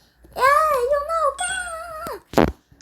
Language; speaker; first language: French; native; French